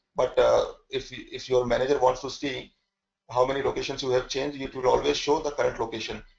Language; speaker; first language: English; non-native, local second language; Hindi